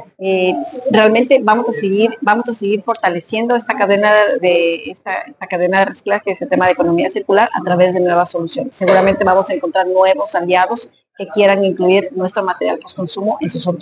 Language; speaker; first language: Spanish; native; Spanish